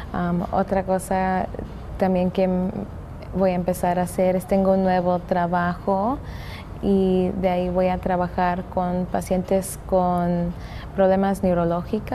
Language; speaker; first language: Spanish; early bilingual, heritage; English